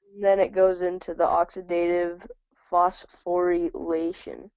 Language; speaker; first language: English; native; English